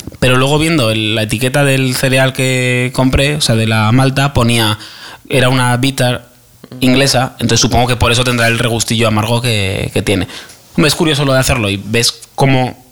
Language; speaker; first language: Spanish; native; Spanish